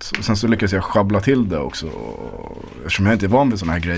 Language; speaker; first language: Swedish; native; Swedish